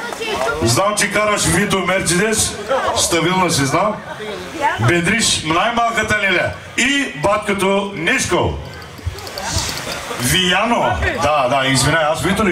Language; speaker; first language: Bulgarian; non-native, local second language; Turkish